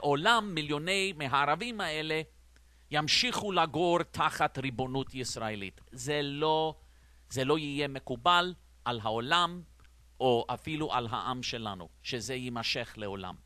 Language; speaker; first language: Hebrew; non-native, fluent; English